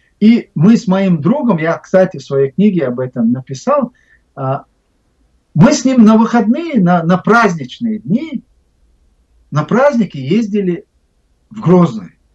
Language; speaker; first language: Russian; non-native, local second language; Chechen